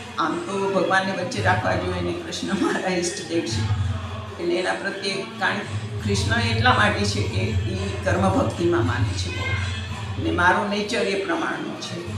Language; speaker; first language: Gujarati; early bilingual, heritage; Gujarati